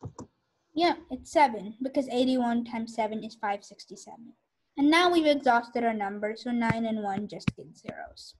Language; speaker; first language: English; native; English